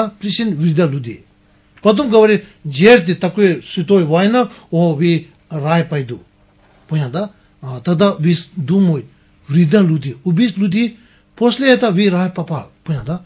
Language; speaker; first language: Russian; non-native, learner; Tibetan